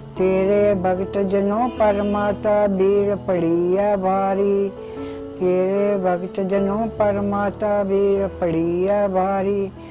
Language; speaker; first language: Hindi; early bilingual, other home language; Punjabi